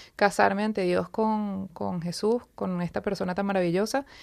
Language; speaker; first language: Spanish; native; Spanish